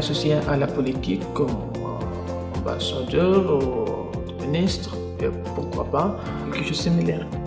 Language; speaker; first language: French; non-native, learner; Arabic